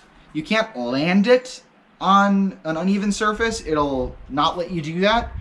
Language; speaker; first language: English; native; English